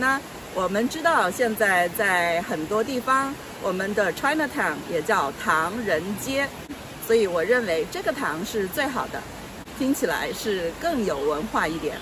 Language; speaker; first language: Chinese; non-native, local second language; Yao